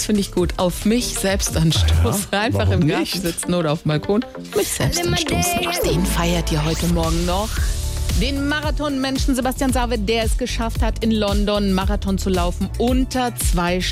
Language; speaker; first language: German; native; German